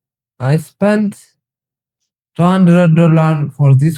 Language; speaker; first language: English; non-native, learner; Tigrinya